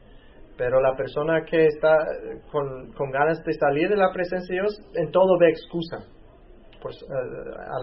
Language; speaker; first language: Spanish; native; Spanish